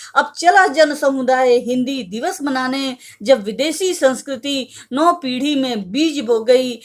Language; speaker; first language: Hindi; native; Hindi